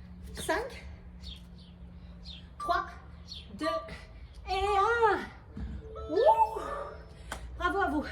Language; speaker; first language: French; native; French